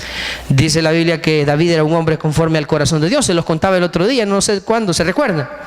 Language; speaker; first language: Spanish; native; Spanish